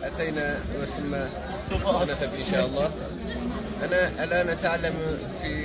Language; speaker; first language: Arabic; non-native, learner; Turkish